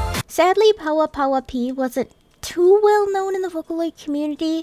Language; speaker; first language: English; native; English